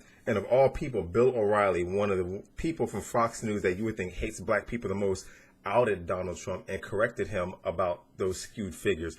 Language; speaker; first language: English; native; English